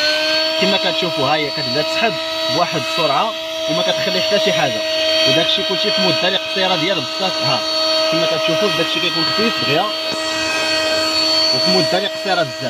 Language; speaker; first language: Arabic; native; Arabic